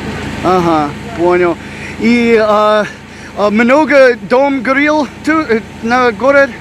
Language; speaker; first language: Russian; non-native, learner; English